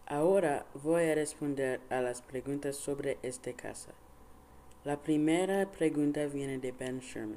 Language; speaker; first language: Spanish; non-native, learner; English